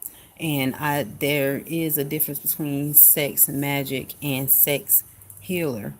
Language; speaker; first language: English; native; English